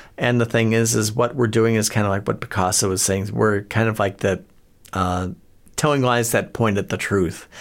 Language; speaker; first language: English; native; English